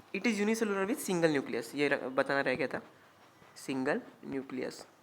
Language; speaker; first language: Hindi; non-native, local second language; Marathi